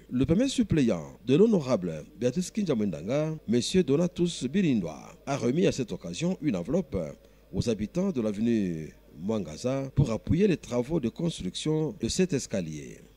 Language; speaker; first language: French; non-native, local second language; Swahili